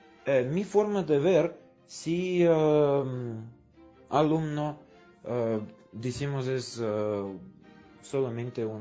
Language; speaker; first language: Spanish; non-native, fluent; Russian